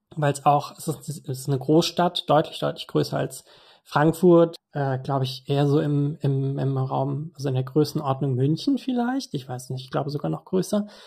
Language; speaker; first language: German; early bilingual, other home language; Turkish